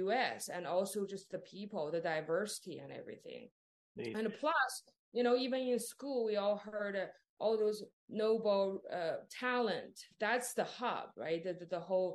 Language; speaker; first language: English; non-native, fluent; Chinese